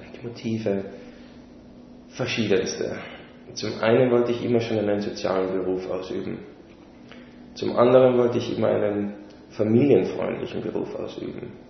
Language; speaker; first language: German; native; German